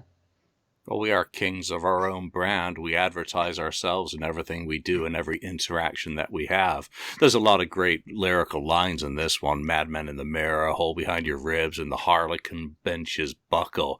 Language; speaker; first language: English; native; English